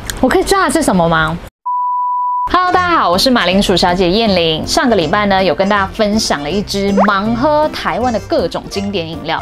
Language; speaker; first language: Chinese; native; Chinese